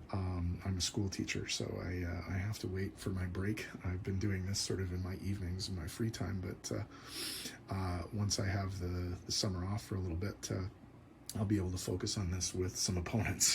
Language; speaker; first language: English; native; English